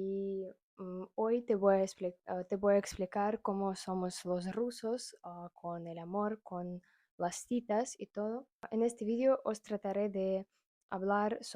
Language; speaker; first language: Spanish; non-native, fluent; Russian